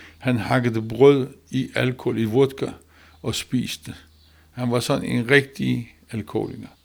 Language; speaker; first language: Danish; non-native, learner; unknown